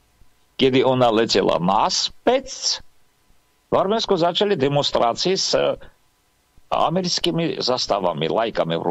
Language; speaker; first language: Slovak; non-native, fluent; Armenian